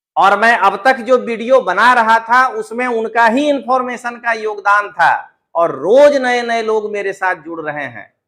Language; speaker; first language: Hindi; non-native, local second language; Gujarati